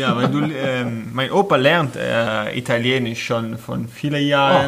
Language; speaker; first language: German; non-native, learner; Italian